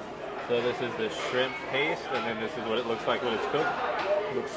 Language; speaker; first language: English; native; English